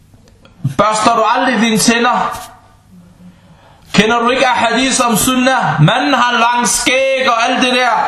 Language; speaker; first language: Danish; early bilingual, other home language; Arabic